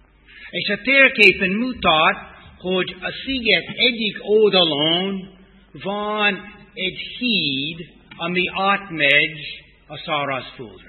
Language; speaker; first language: Hungarian; non-native, fluent; English